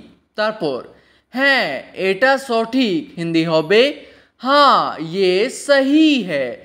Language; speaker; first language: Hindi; non-native, local second language; Bangla